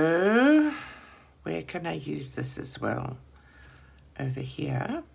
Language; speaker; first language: English; native; English